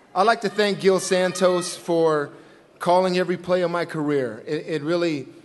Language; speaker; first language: English; native; English